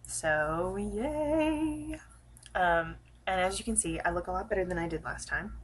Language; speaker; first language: English; native; English